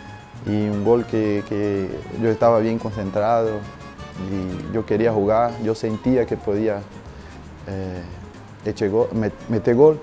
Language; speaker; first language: Spanish; non-native, learner; Portuguese